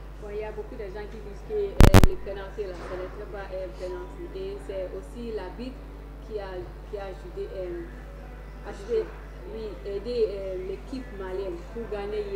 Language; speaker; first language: French; non-native, learner; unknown